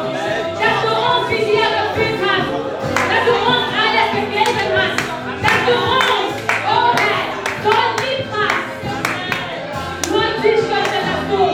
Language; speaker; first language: German; non-native, learner; French